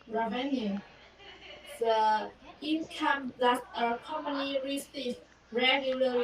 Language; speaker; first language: English; non-native, learner; Vietnamese